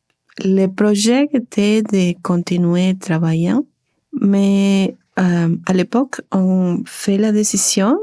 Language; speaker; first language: French; non-native, learner; Spanish